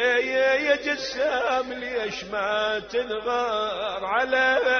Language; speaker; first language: Arabic; native; Arabic